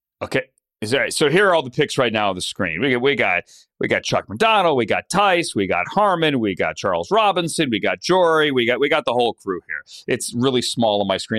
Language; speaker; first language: English; native; English